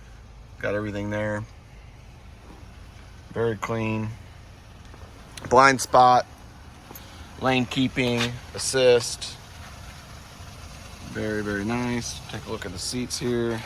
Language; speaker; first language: English; native; English